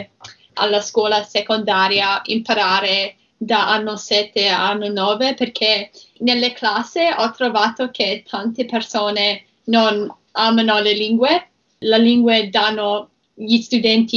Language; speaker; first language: Italian; non-native, learner; English